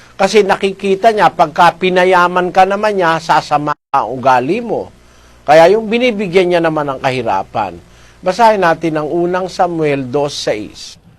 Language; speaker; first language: Filipino; non-native, local second language; Iloko